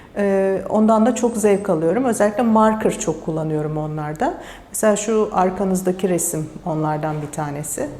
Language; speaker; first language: Turkish; early bilingual, heritage; Turkish